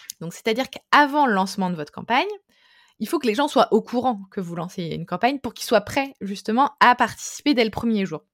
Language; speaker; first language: French; native; French